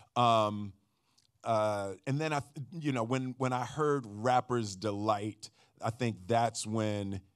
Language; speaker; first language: English; native; English